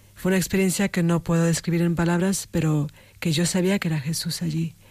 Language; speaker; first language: Spanish; native; Spanish